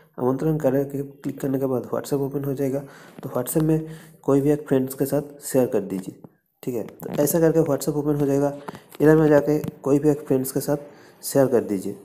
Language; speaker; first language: Hindi; non-native, local second language; Bangla